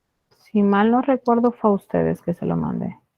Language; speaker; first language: Spanish; native; Spanish